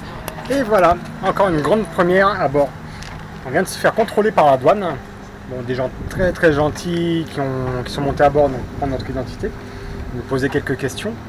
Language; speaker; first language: French; native; French